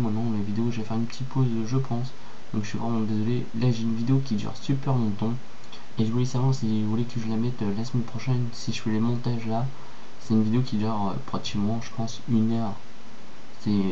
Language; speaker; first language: French; native; French